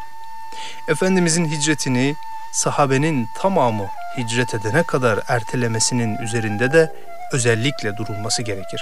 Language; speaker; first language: Turkish; native; Turkish